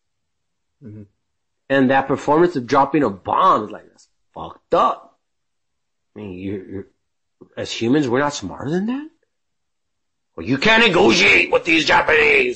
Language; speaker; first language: English; native; English